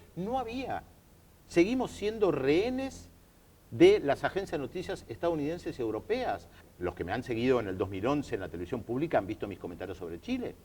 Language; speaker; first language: Spanish; early bilingual, other home language; German